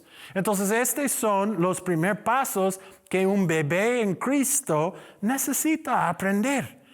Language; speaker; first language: Spanish; non-native, learner; English